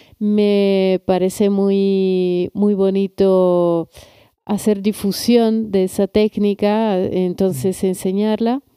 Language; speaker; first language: Spanish; non-native, fluent; Italian